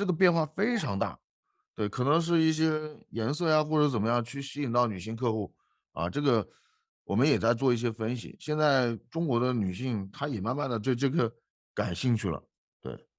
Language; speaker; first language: Chinese; native; Chinese